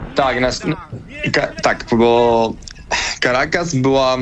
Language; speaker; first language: Polish; non-native, fluent; Spanish